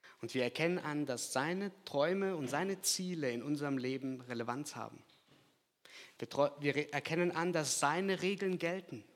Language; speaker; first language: German; early bilingual, other home language; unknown